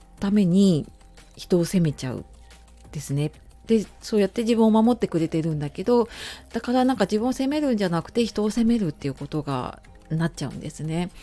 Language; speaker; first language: Japanese; native; Japanese